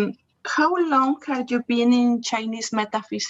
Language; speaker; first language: English; non-native, learner; Spanish